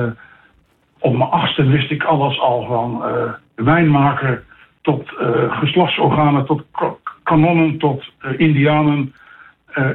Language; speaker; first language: Dutch; native; Dutch